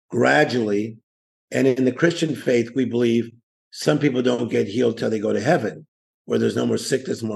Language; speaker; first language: English; native; English